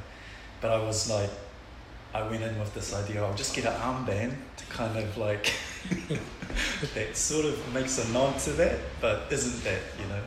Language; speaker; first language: English; non-native, local second language; Tongan